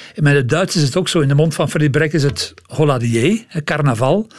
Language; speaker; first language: Dutch; native; Dutch